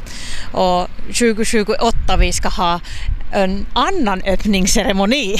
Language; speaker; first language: Swedish; non-native, local second language; Finnish